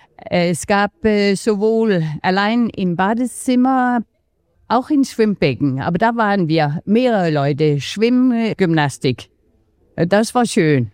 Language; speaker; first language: German; non-native, fluent; Danish